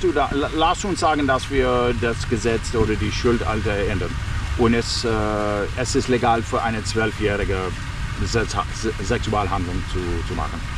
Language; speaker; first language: German; non-native, learner; English